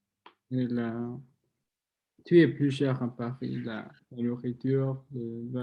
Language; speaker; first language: French; non-native, learner; Spanish